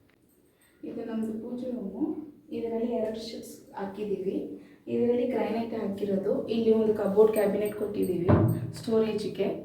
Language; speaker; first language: Kannada; native; Kannada